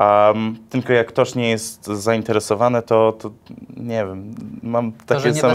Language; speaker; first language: Polish; early bilingual, heritage; English